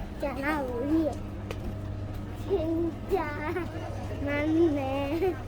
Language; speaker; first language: Korean; early bilingual, heritage; Korean